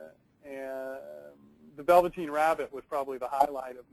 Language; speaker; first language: English; native; English